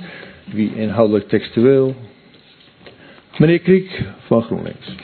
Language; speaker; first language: Dutch; native; Dutch